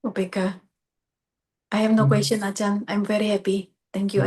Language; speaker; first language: English; non-native, learner; Indonesian